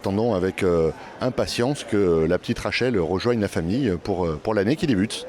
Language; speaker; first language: French; native; French